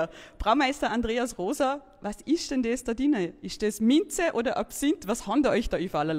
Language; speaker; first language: German; native; German